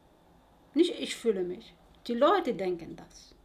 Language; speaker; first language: German; non-native, learner; Arabic